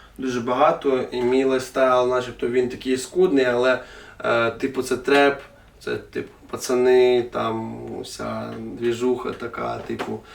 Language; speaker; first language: Ukrainian; non-native, local second language; Russian